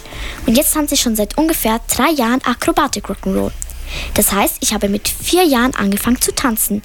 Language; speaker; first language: German; early bilingual, other home language; Italian